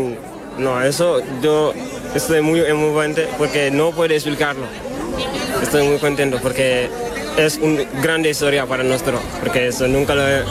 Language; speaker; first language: Spanish; non-native, learner; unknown